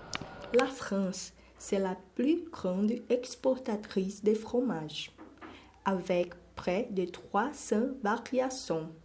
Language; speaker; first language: French; non-native, learner; Portuguese